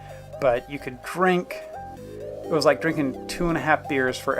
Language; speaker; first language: English; native; English